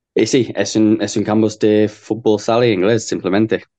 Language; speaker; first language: Spanish; non-native, learner; English